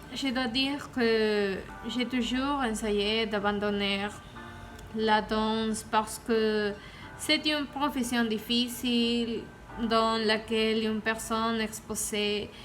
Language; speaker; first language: French; non-native, learner; Spanish